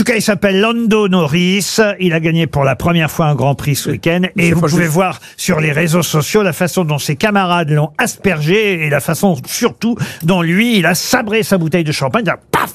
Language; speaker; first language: French; native; French